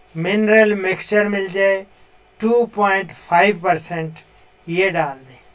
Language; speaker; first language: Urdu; non-native, local second language; Punjabi